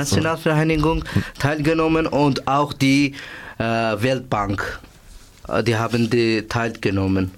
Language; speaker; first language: German; non-native, learner; Persian